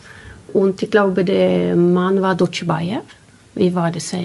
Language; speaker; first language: German; non-native, learner; Swedish